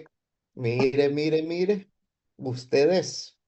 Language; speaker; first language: Spanish; native; Spanish